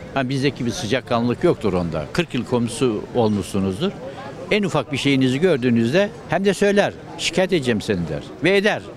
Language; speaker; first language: Turkish; native; Turkish